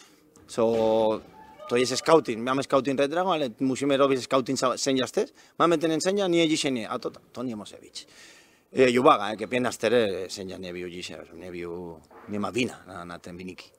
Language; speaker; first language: Polish; non-native, learner; Spanish